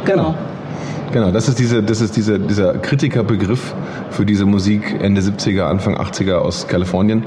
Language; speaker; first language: German; native; German